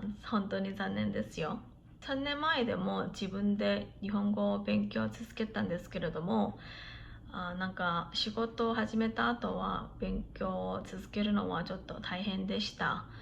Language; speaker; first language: Japanese; non-native, fluent; Korean